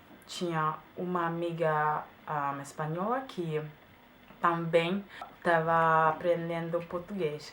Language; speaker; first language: Portuguese; non-native, fluent; German